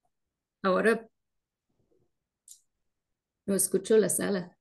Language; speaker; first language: Spanish; non-native, fluent; English